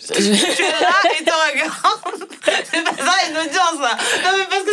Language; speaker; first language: French; native; French